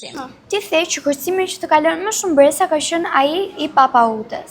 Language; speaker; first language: Albanian; native; Albanian